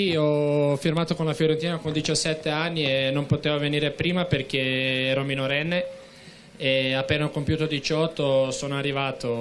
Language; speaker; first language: Italian; non-native, fluent; Serbian